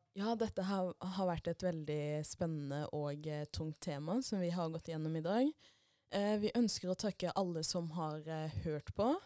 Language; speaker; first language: Norwegian; early bilingual, other home language; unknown